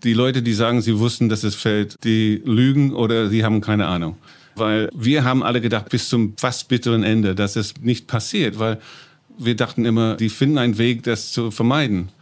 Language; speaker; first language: German; non-native, fluent; English